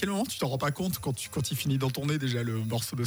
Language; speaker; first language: French; native; French